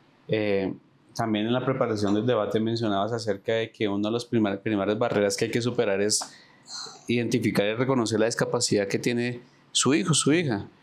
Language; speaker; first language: Spanish; native; Spanish